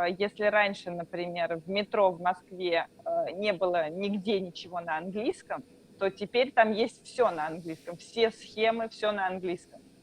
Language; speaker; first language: Russian; native; Russian